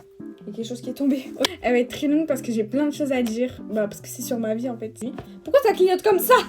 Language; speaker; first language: French; native; French